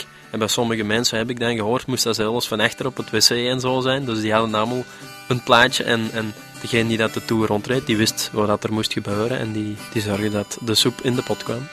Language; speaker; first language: Dutch; native; Dutch